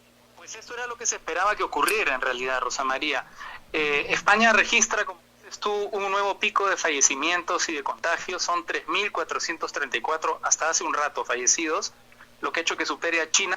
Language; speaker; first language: Spanish; native; Spanish